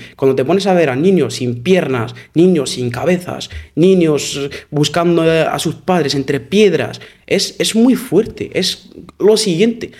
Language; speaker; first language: Spanish; non-native, fluent; Arabic